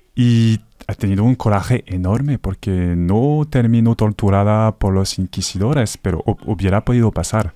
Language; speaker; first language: Spanish; non-native, fluent; French